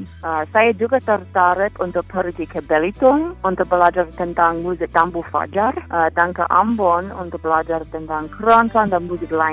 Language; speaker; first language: Indonesian; non-native, fluent; English